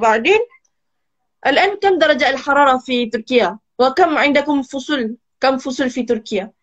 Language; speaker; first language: Arabic; non-native, learner; Malay